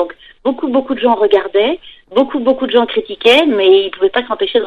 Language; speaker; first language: French; native; French